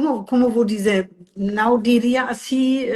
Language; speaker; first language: Portuguese; non-native, fluent; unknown